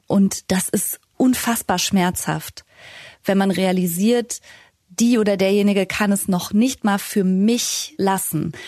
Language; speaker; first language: German; native; German